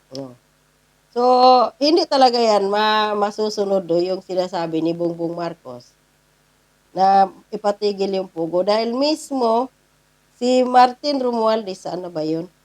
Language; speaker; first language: Filipino; non-native, local second language; Cebuano